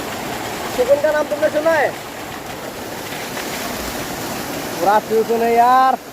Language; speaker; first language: Hindi; non-native, local second language; Bangla